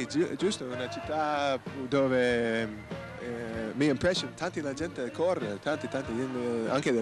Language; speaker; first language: Italian; non-native, learner; English